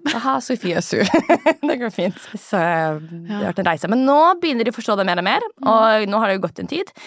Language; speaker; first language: Norwegian; early bilingual, other home language; English